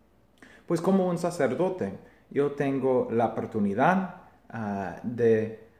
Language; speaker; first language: Spanish; non-native, fluent; English